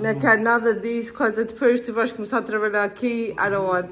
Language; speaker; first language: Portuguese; early bilingual, heritage; Portuguese